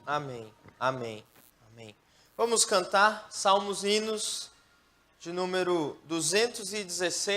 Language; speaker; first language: Portuguese; native; Portuguese